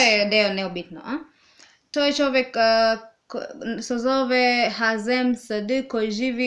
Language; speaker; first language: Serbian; non-native, learner; English